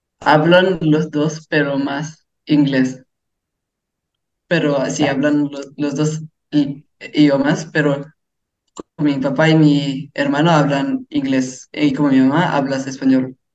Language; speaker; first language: Spanish; early bilingual, heritage; English